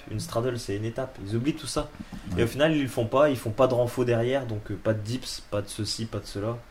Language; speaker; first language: French; native; French